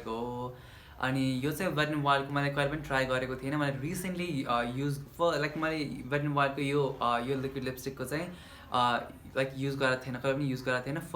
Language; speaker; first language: Nepali; native; Nepali